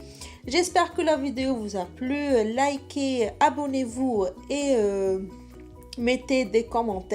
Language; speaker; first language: French; non-native, local second language; Arabic